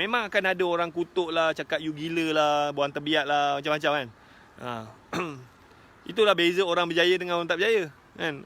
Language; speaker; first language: Malay; native; Malay